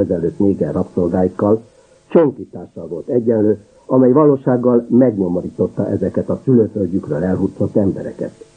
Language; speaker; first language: Hungarian; native; Hungarian